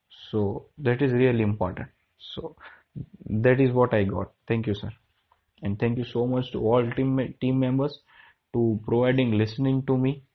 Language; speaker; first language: English; non-native, local second language; Gujarati